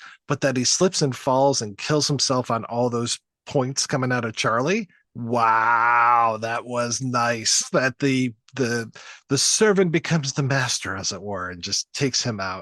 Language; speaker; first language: English; native; English